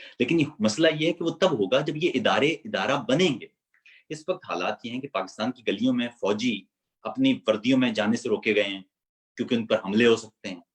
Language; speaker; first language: Urdu; non-native, local second language; Punjabi